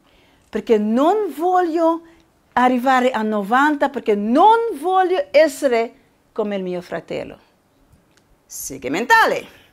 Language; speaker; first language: Italian; non-native, learner; Spanish